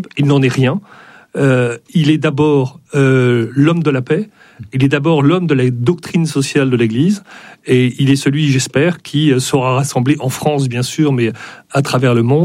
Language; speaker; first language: French; native; French